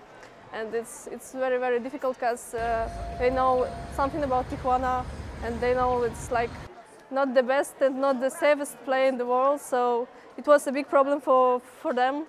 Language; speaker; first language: English; non-native, fluent; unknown